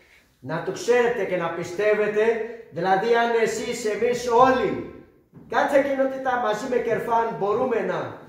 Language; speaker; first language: Greek; non-native, fluent; Urdu